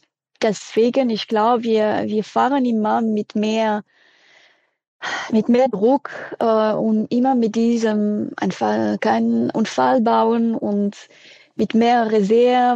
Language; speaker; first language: German; non-native, fluent; French